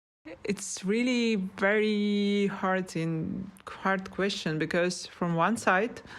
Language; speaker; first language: English; non-native, learner; Russian